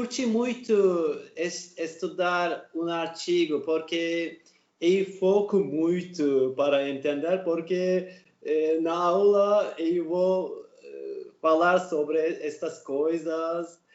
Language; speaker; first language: Portuguese; non-native, learner; Turkish